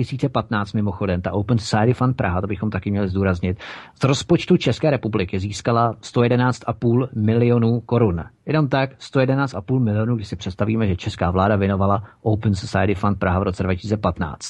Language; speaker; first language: Czech; native; Czech